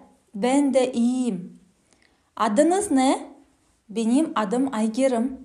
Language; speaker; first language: Turkish; non-native, fluent; Kazakh